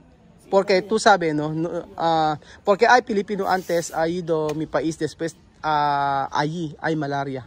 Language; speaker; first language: Spanish; non-native, learner; Filipino